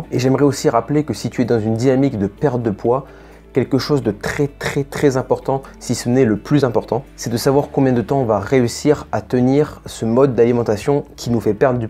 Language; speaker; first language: French; native; French